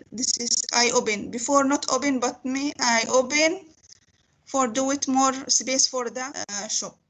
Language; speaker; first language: English; non-native, learner; Arabic